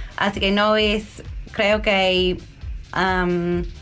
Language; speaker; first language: Spanish; non-native, learner; English